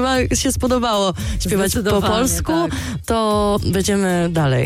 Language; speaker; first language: Polish; early bilingual, heritage; English